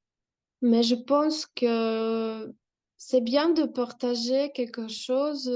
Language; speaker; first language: French; non-native, fluent; Russian